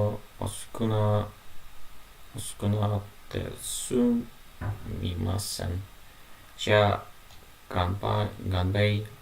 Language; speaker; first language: Japanese; non-native, learner; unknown